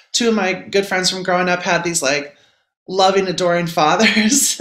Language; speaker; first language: English; native; English